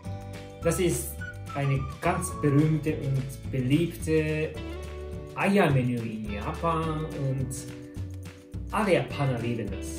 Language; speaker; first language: German; non-native, learner; Japanese